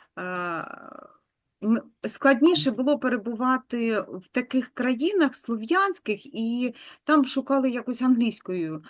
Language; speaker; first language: Ukrainian; native; Ukrainian